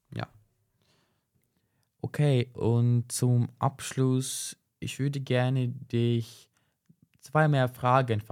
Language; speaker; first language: German; non-native, fluent; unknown